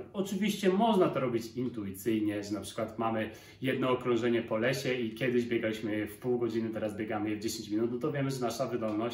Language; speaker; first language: Polish; native; Polish